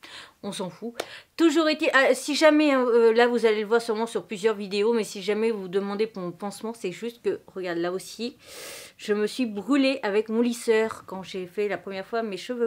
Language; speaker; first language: French; native; French